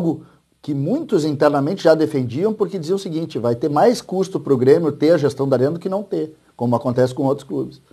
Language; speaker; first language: Portuguese; native; Portuguese